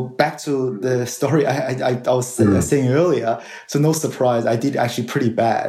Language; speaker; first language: English; non-native, fluent; Chinese